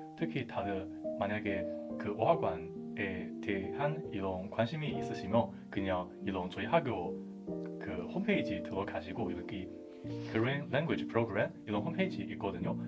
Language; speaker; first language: Korean; non-native, fluent; Chinese